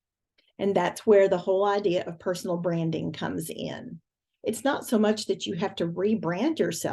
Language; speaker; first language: English; native; English